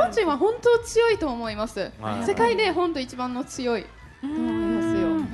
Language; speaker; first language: Japanese; non-native, learner; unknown